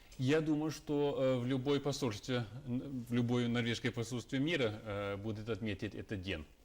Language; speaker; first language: Russian; non-native, fluent; Norwegian